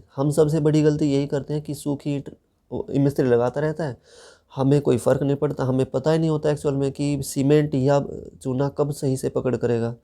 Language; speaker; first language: Hindi; native; Hindi